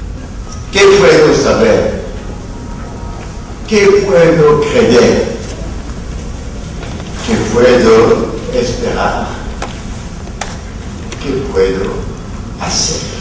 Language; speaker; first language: Spanish; non-native, fluent; French